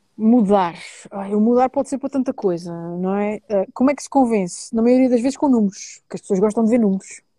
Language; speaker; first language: Portuguese; native; Portuguese